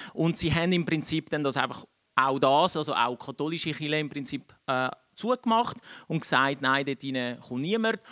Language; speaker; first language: German; early bilingual, other home language; Czech